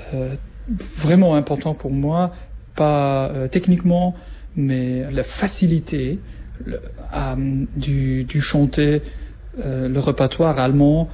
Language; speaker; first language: French; non-native, learner; German